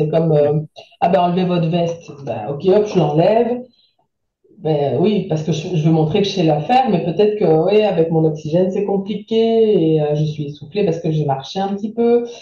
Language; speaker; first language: French; native; French